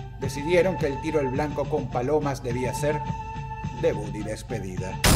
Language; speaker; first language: Spanish; native; Spanish